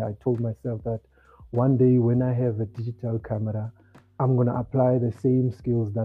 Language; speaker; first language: English; non-native, local second language; Xhosa